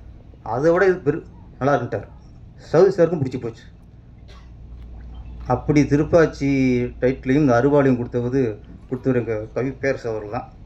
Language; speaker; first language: Tamil; native; Tamil